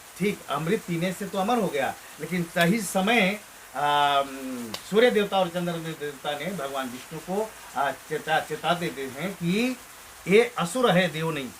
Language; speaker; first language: Hindi; native; Hindi